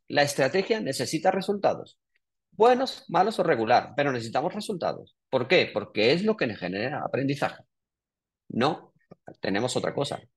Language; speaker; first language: Spanish; native; Spanish